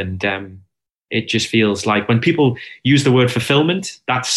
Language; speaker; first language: English; native; English